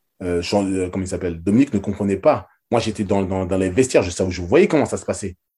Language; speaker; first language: French; native; French